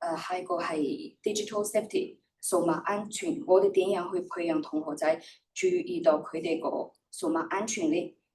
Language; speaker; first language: Cantonese; non-native, fluent; Chinese